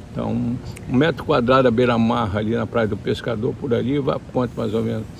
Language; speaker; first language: Portuguese; native; Portuguese